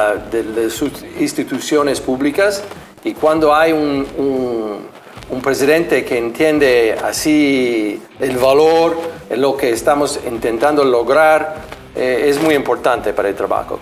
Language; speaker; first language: Spanish; non-native, fluent; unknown